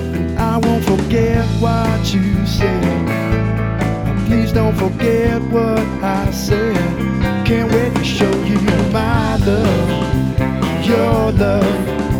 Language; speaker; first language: English; native; English